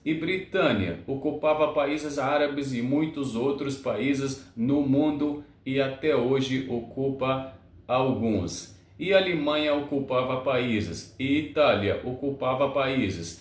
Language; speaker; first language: Portuguese; non-native, learner; Arabic